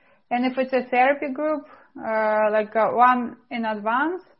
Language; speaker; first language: English; non-native, fluent; Russian